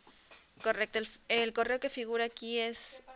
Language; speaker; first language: Spanish; native; Spanish